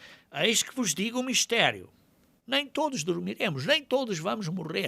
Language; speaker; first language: Portuguese; native; Portuguese